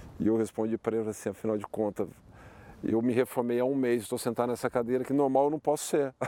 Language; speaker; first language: Portuguese; native; Portuguese